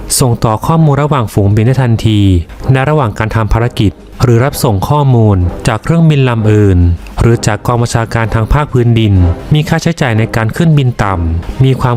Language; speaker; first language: Thai; native; Thai